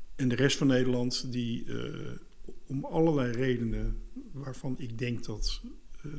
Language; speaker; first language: Dutch; native; Dutch